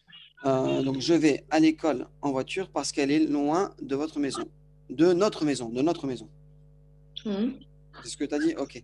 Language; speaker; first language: French; native; French